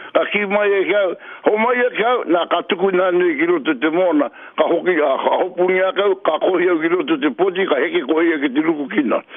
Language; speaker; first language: Māori; native; Māori